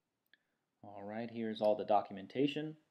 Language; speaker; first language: English; native; English